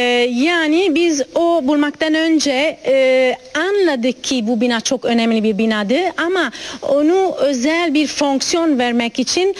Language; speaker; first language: Turkish; non-native, learner; Italian